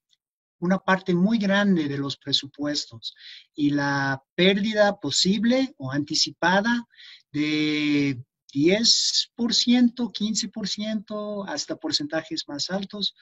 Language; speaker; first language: Spanish; non-native, fluent; English